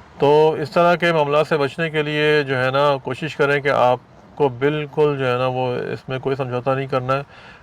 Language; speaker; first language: Urdu; native; Urdu